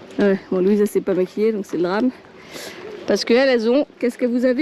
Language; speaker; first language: French; native; French